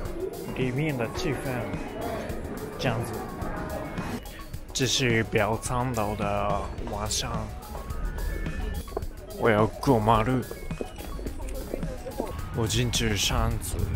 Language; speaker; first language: Chinese; non-native, learner; Japanese